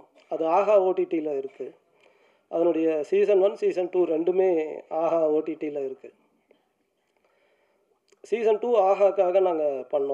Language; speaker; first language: Tamil; native; Tamil